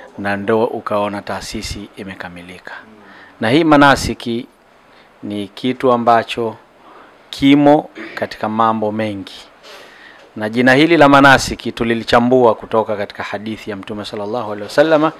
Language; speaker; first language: Swahili; native; Swahili